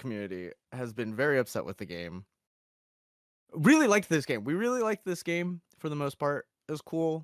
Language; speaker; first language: English; native; English